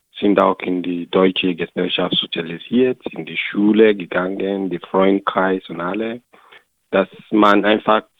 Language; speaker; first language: German; non-native, learner; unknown